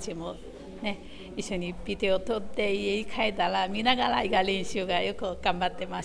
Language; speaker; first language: Japanese; non-native, fluent; Chinese